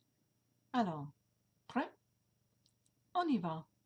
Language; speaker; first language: French; non-native, fluent; English